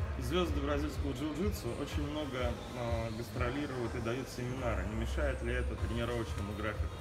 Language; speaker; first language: Russian; native; Russian